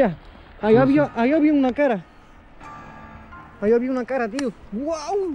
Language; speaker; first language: Spanish; native; Spanish